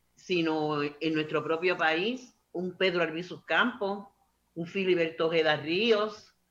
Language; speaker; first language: Spanish; native; Spanish